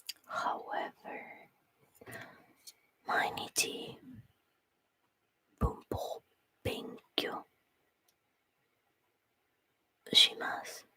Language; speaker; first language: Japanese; non-native, learner; Spanish